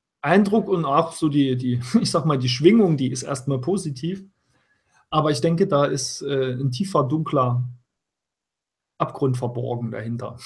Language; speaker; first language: German; native; German